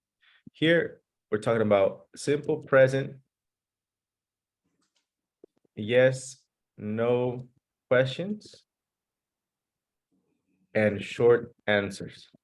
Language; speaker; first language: English; early bilingual, other home language; Spanish